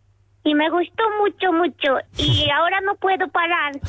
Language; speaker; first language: Spanish; non-native, learner; Japanese